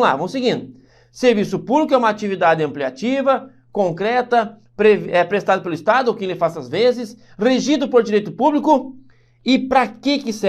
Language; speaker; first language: Portuguese; native; Portuguese